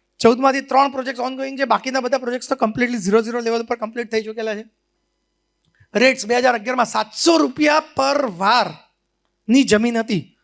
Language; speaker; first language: Gujarati; native; Gujarati